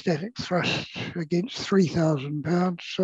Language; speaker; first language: English; native; English